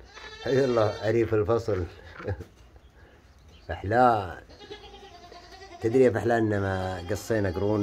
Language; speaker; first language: Arabic; native; Arabic